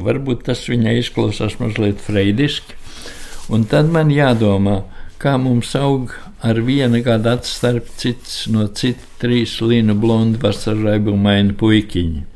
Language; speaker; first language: Latvian; native; Latvian